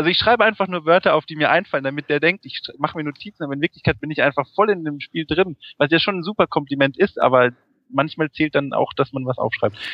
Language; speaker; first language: German; native; German